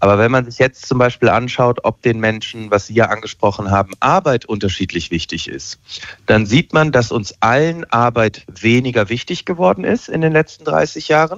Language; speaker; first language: German; native; German